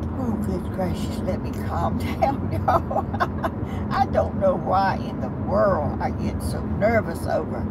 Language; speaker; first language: English; native; English